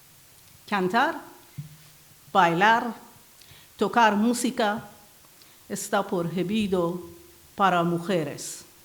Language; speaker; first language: Spanish; non-native, learner; Persian